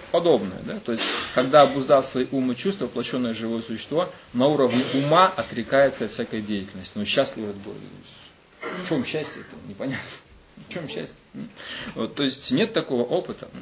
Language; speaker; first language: Russian; native; Russian